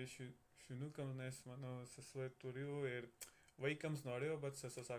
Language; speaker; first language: Lithuanian; non-native, learner; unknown